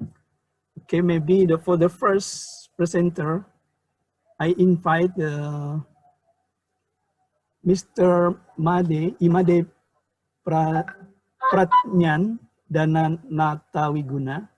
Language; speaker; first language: English; non-native, learner; Indonesian